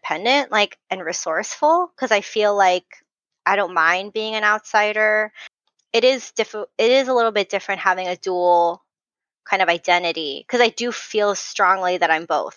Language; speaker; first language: English; native; English